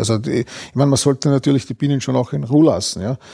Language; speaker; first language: German; native; German